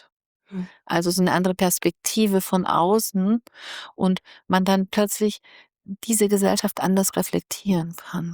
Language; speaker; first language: German; native; German